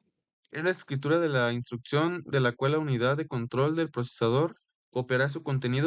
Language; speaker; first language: Spanish; native; Spanish